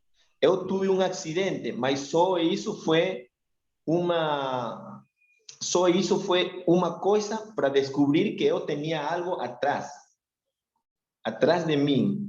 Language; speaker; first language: Portuguese; non-native, learner; Spanish